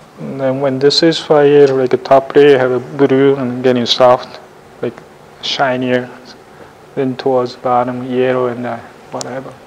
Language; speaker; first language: English; non-native, fluent; Japanese